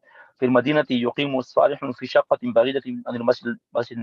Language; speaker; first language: Arabic; non-native, learner; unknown